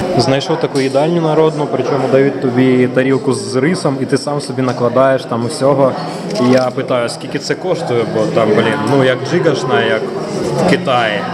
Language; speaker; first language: Ukrainian; non-native, local second language; Russian